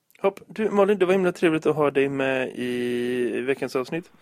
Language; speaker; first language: Swedish; native; Swedish